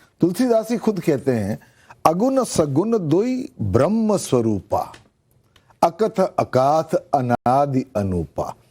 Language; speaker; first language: Hindi; native; Hindi